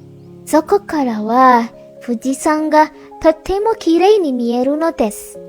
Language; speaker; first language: Japanese; non-native, learner; Indonesian